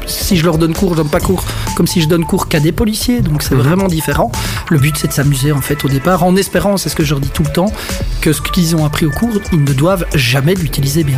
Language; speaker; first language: French; native; French